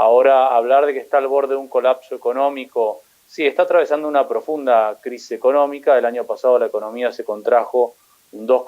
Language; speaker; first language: Spanish; native; Spanish